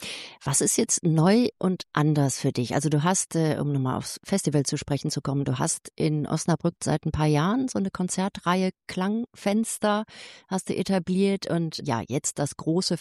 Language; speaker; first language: German; native; German